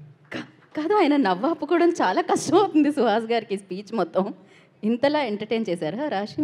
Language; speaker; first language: Telugu; native; Telugu